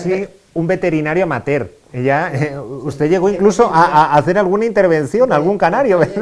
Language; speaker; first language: Spanish; native; Spanish